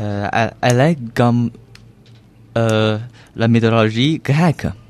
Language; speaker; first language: French; non-native, learner; Chinese